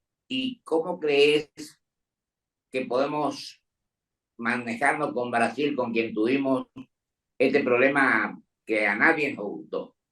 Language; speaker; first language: Spanish; native; Spanish